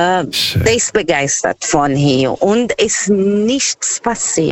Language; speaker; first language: German; non-native, learner; Portuguese